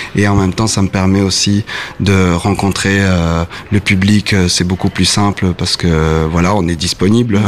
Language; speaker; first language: French; non-native, fluent; Spanish